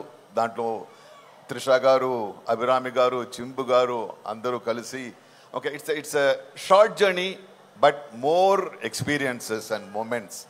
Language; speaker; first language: Telugu; non-native, local second language; Tamil